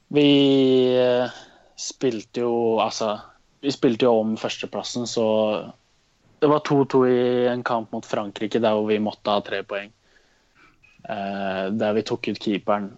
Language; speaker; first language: Norwegian; native; Norwegian